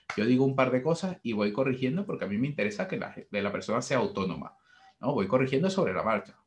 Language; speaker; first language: Spanish; native; Spanish